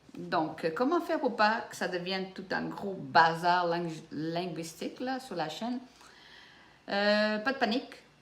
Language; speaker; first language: French; early bilingual, other home language; Portuguese